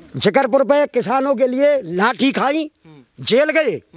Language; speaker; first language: Hindi; native; Hindi